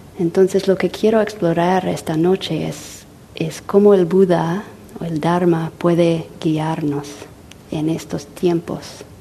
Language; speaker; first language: Spanish; non-native, fluent; English